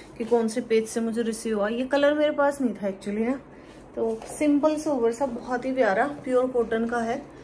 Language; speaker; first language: Hindi; native; Hindi